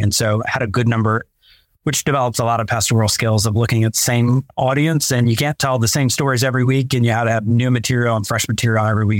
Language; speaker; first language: English; native; English